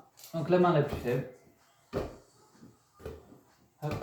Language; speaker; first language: French; native; French